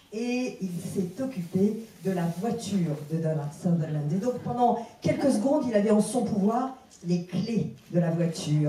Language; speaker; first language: French; native; French